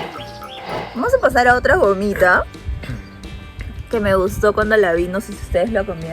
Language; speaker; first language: Spanish; native; Spanish